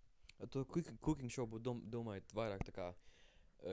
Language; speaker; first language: Latvian; native; Latvian